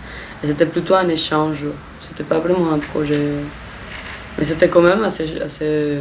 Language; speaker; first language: French; non-native, fluent; Spanish